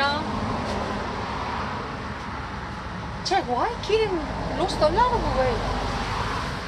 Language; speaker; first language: English; non-native, learner; Korean